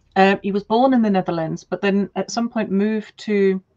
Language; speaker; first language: English; non-native, fluent; German